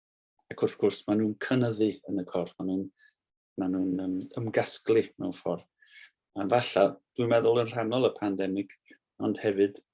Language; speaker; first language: Welsh; native; Welsh